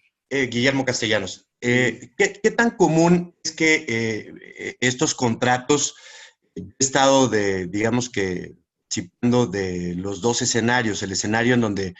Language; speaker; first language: Spanish; native; Spanish